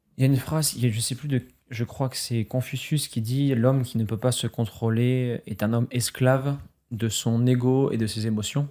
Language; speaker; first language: French; native; French